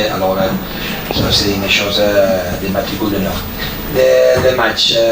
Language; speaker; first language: French; non-native, fluent; Spanish